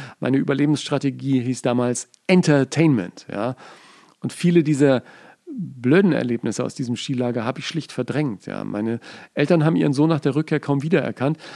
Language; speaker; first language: German; native; German